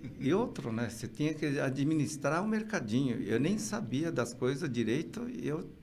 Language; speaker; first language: Portuguese; early bilingual, other home language; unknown